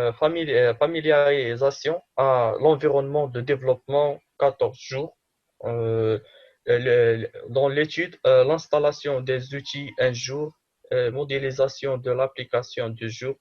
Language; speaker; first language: French; non-native, local second language; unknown